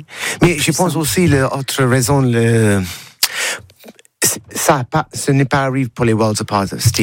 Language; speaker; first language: French; non-native, learner; English